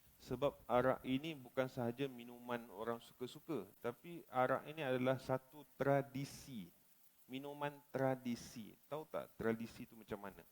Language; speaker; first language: Malay; native; Malay